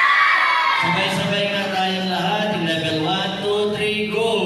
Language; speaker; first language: Filipino; native; Filipino